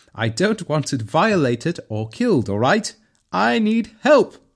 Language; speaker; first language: English; non-native, fluent; Polish